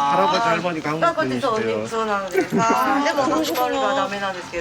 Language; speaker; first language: Japanese; early bilingual, heritage; Japanese